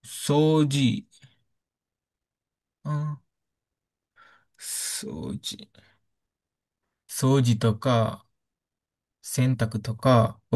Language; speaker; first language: Japanese; non-native, learner; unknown